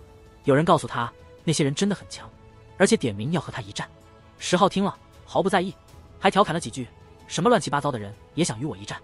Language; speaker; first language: Chinese; native; Chinese